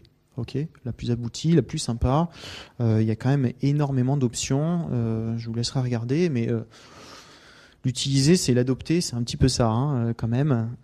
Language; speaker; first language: French; native; French